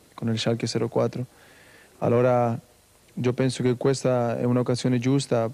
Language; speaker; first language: Italian; non-native, fluent; Spanish